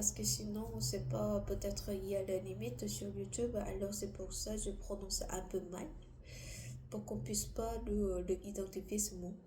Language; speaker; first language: French; non-native, learner; Korean